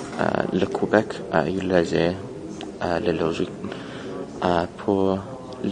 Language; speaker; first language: French; non-native, learner; English